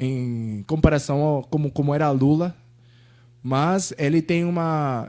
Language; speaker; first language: Portuguese; non-native, fluent; Spanish